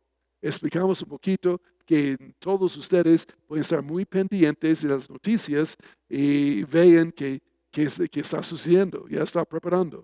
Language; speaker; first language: Spanish; non-native, fluent; English